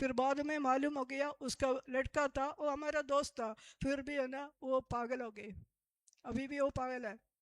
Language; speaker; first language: Hindi; non-native, local second language; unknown